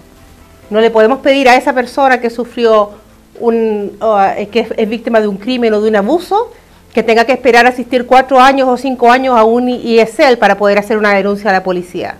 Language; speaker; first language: Spanish; native; Spanish